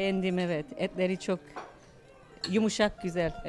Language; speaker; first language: Turkish; early bilingual, heritage; Turkish